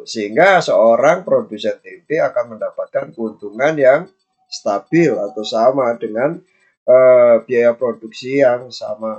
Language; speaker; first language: Indonesian; native; Indonesian